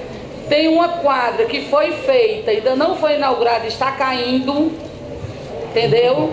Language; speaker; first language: Portuguese; native; Portuguese